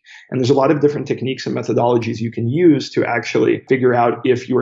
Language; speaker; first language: English; native; English